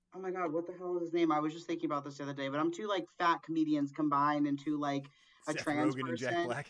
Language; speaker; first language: English; early bilingual, other home language; Portuguese